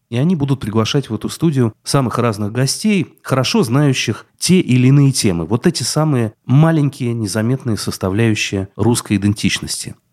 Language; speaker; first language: Russian; native; Russian